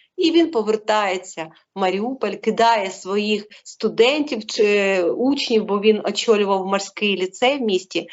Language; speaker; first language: Ukrainian; non-native, local second language; Russian